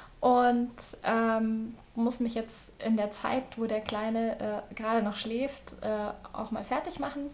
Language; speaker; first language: German; native; German